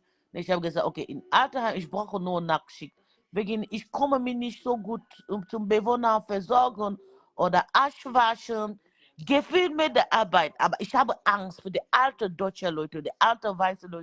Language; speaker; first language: German; non-native, learner; French